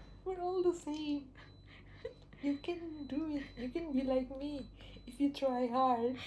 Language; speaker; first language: English; non-native, local second language; Indonesian